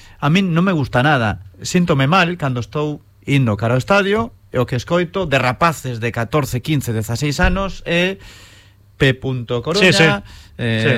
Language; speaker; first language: Galician; native; Galician